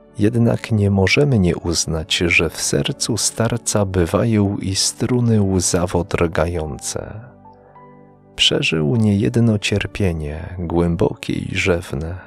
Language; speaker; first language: Polish; native; Polish